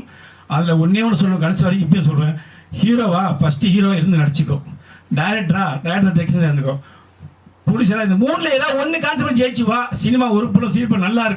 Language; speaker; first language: Tamil; native; Tamil